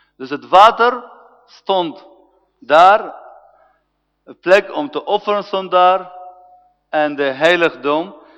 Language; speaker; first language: Dutch; non-native, fluent; Arabic